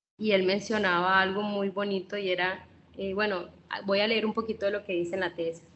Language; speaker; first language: Spanish; non-native, local second language; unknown